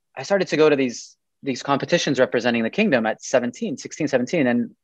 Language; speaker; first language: English; early bilingual, other home language; Arabic